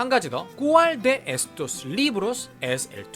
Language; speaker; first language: Spanish; non-native, fluent; Korean